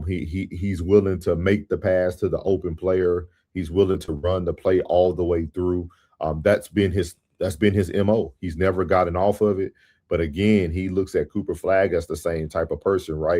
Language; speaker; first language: English; native; English